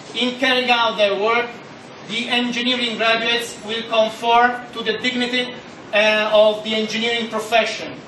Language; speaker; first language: English; non-native, fluent; Italian